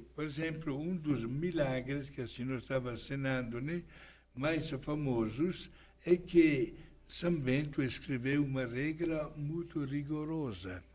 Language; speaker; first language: Portuguese; non-native, fluent; Italian